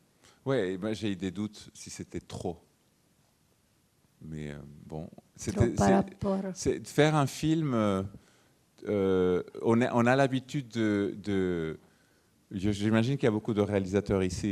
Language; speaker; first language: French; non-native, fluent; Spanish